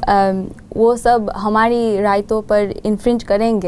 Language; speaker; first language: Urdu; non-native, learner; Gujarati